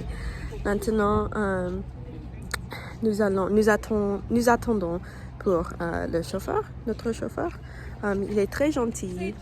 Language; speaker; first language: French; non-native, learner; English